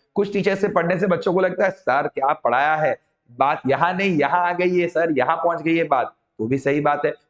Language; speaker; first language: Hindi; native; Hindi